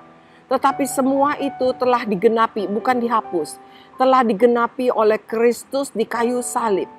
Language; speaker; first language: Indonesian; native; Indonesian